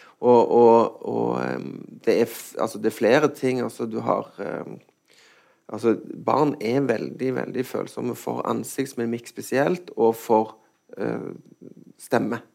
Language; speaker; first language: Norwegian; native; Norwegian